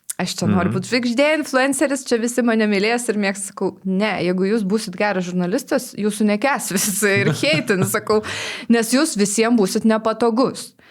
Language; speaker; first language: Lithuanian; non-native, local second language; Polish